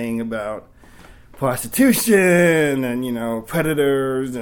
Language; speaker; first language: English; native; English